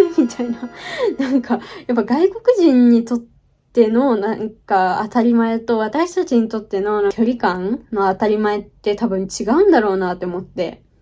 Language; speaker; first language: Japanese; native; Japanese